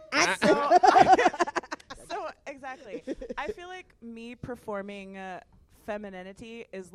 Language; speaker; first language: English; native; English